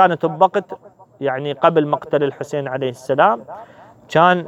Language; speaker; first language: Arabic; native; Arabic